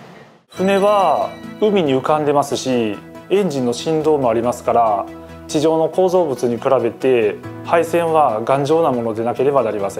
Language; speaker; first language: Japanese; native; Japanese